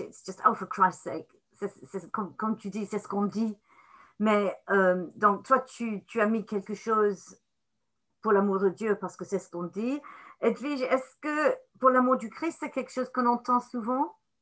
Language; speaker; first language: French; non-native, fluent; English